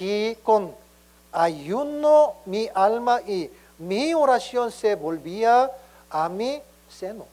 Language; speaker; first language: Spanish; non-native, learner; Korean